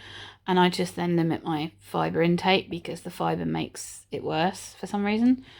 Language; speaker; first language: English; native; English